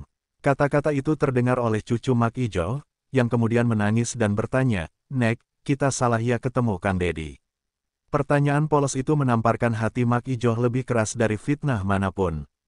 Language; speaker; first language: Indonesian; native; Indonesian